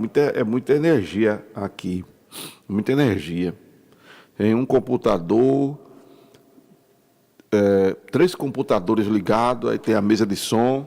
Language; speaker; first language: Portuguese; native; Portuguese